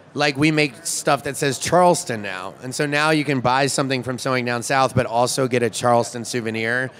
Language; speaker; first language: English; native; English